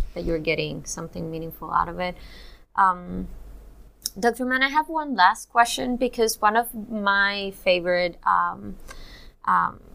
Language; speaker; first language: English; non-native, fluent; Spanish